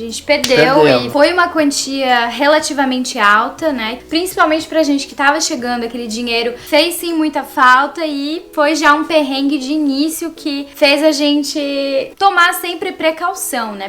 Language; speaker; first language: Portuguese; native; Portuguese